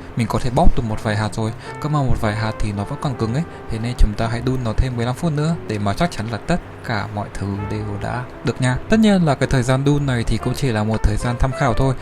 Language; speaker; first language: Vietnamese; native; Vietnamese